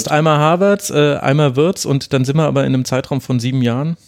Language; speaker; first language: German; native; German